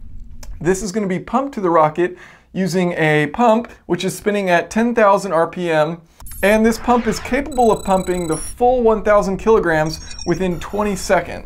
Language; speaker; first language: English; native; English